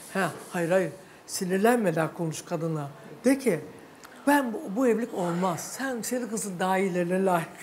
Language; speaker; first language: Turkish; native; Turkish